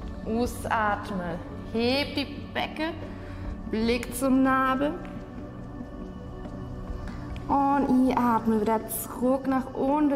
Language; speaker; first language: German; non-native, fluent; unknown